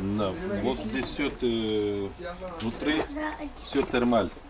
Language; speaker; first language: Russian; non-native, learner; Turkish